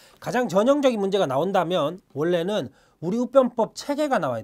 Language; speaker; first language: Korean; native; Korean